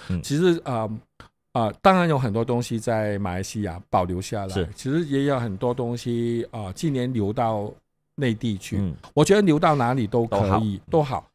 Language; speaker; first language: Chinese; non-native, local second language; Cantonese